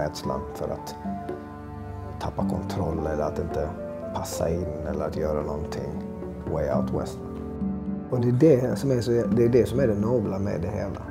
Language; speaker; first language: Swedish; native; Swedish